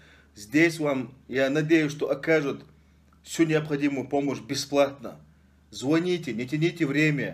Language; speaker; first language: Russian; non-native, fluent; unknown